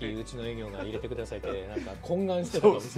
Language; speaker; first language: Japanese; native; Japanese